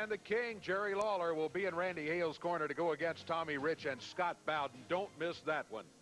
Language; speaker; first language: English; native; English